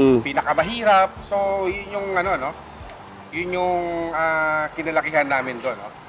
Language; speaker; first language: Filipino; non-native, local second language; Cebuano